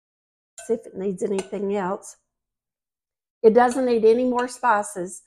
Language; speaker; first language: English; native; English